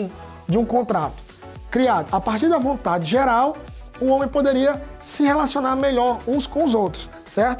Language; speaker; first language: Portuguese; native; Portuguese